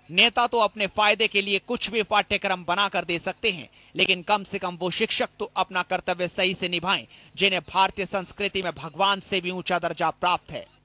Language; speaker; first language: Hindi; native; Hindi